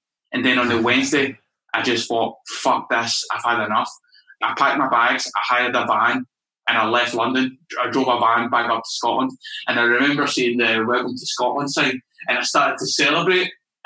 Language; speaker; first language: English; native; English